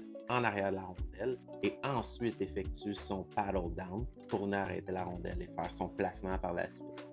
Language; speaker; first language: French; native; French